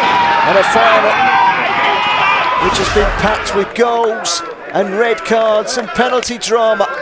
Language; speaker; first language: English; native; English